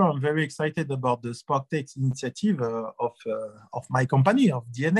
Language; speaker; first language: English; non-native, fluent; French